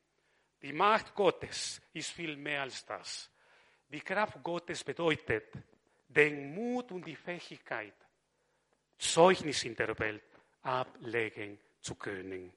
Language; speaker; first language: German; non-native, fluent; Spanish